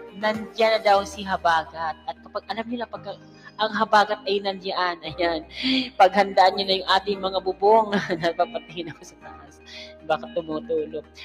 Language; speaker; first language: Filipino; non-native, local second language; Bikol